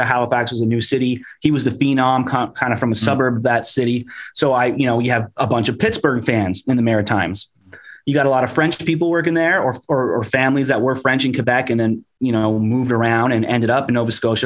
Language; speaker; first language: English; native; English